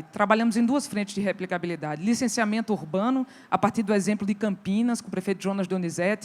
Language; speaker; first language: Portuguese; native; Portuguese